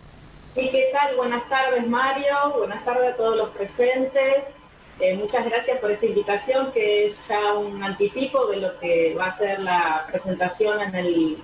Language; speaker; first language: Spanish; native; Spanish